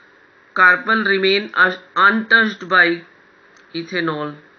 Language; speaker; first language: English; non-native, local second language; Hindi